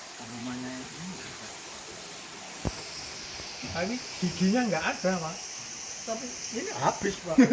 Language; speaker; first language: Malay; non-native, local second language; Javanese